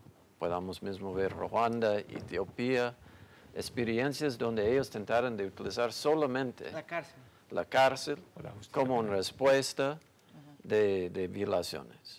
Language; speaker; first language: Spanish; non-native, fluent; English